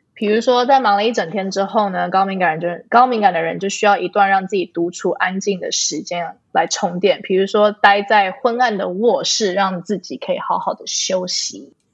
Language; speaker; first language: Chinese; early bilingual, heritage; Chinese